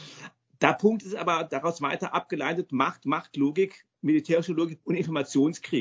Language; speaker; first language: German; native; German